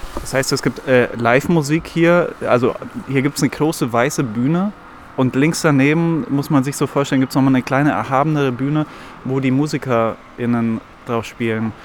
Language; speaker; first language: German; native; German